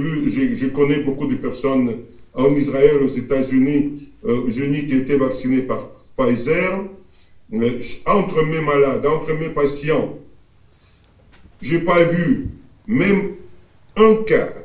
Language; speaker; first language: French; non-native, fluent; Russian